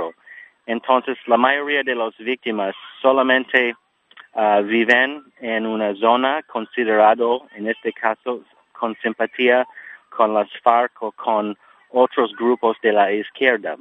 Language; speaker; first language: Spanish; non-native, learner; English